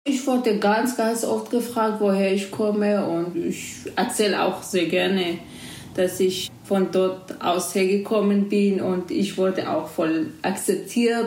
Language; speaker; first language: German; non-native, fluent; Kurdish